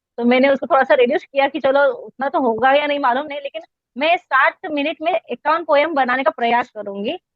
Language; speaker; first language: Hindi; non-native, local second language; Marathi